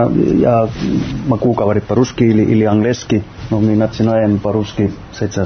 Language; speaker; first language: Russian; non-native, learner; Finnish